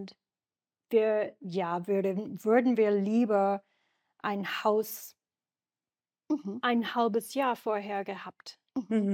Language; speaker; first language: German; non-native, fluent; English